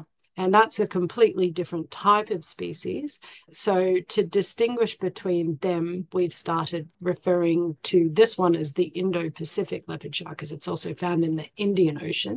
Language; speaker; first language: English; native; English